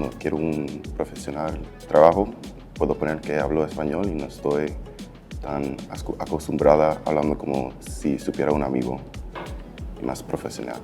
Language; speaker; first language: Spanish; early bilingual, heritage; Spanish